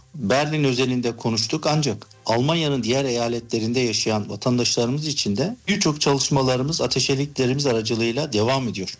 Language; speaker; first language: Turkish; native; Turkish